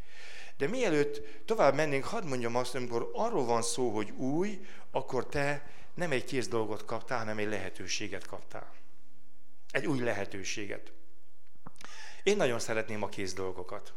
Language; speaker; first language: Hungarian; native; Hungarian